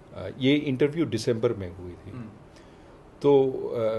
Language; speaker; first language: Hindi; non-native, local second language; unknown